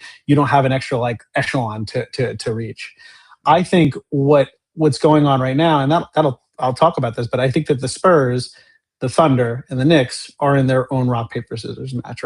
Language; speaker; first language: English; native; English